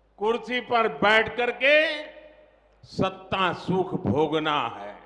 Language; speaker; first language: Hindi; non-native, local second language; Gujarati